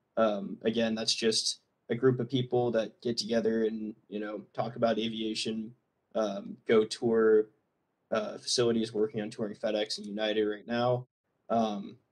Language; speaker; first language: English; native; English